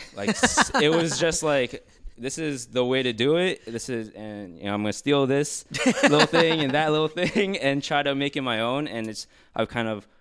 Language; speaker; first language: English; early bilingual, other home language; Filipino